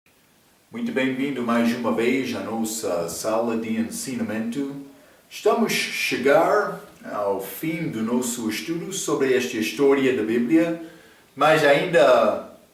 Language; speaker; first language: Portuguese; non-native, fluent; English